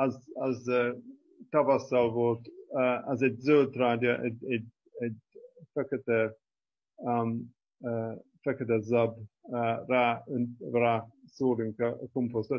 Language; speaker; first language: Hungarian; non-native, fluent; English